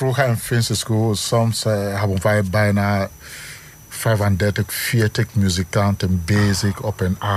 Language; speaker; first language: Dutch; non-native, fluent; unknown